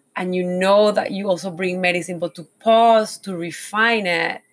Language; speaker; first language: English; non-native, fluent; Spanish